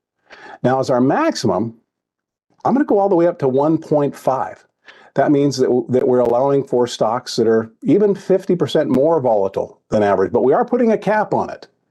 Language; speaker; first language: English; native; English